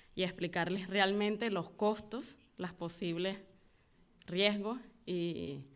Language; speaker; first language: Spanish; native; Spanish